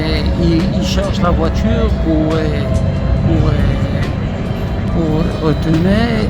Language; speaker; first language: French; non-native, learner; Hebrew